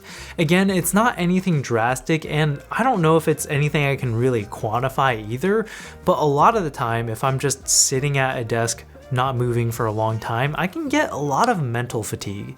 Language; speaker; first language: English; native; English